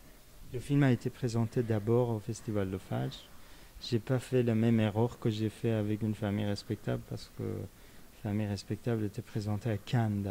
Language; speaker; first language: French; non-native, fluent; Persian